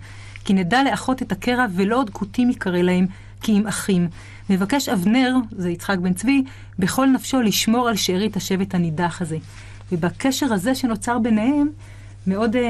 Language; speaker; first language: Hebrew; native; Hebrew